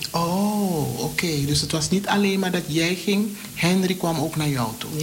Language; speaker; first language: Dutch; native; Dutch